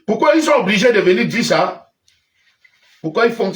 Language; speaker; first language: French; native; French